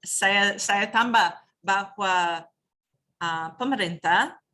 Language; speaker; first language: Indonesian; non-native, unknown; English